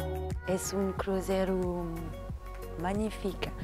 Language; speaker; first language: Portuguese; early bilingual, heritage; French